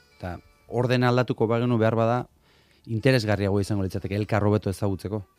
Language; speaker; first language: Basque; native; Basque